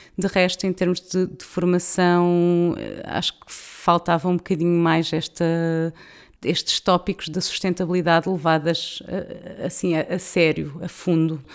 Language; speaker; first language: Portuguese; native; Portuguese